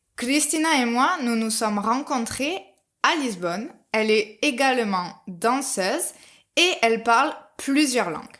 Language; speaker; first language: French; native; French